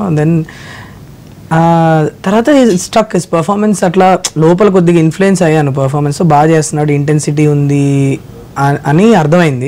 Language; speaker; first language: Telugu; native; Telugu